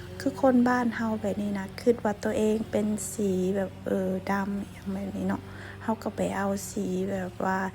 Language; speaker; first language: Thai; non-native, local second language; Lao